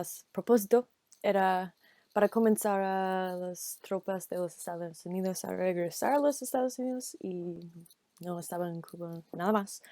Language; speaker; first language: Spanish; non-native, learner; English